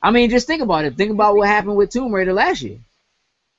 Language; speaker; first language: English; native; English